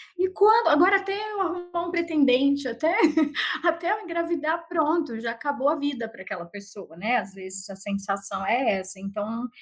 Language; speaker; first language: Portuguese; native; Portuguese